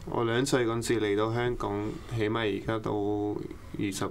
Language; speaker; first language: Cantonese; early bilingual, other home language; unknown